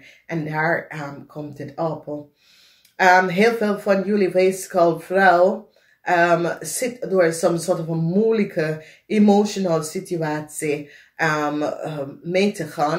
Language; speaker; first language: Dutch; non-native, fluent; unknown